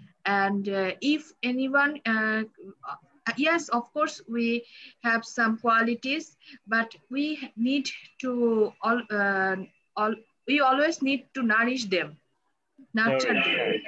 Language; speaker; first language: English; non-native, learner; Bangla